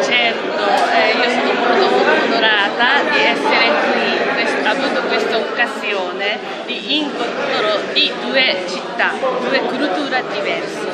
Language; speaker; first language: Italian; non-native, learner; Japanese